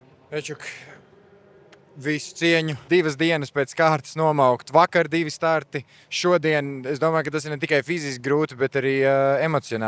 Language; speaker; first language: Latvian; native; Latvian